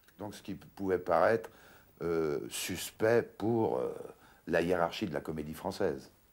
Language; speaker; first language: French; native; French